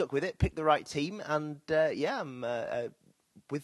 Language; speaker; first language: English; native; English